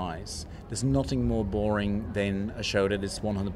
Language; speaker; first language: English; non-native, fluent; Dutch